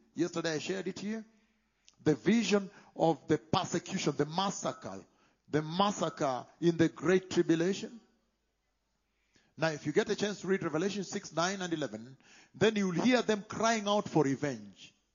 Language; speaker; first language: English; non-native, local second language; Luo (Kenya and Tanzania)